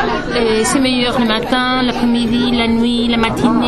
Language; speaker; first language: French; non-native, learner; Spanish